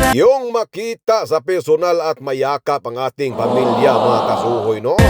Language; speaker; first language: Filipino; non-native, local second language; Cebuano